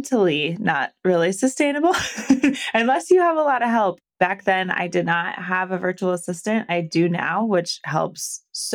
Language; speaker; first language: English; native; English